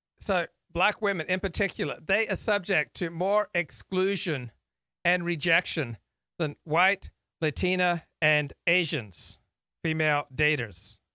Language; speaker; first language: English; native; English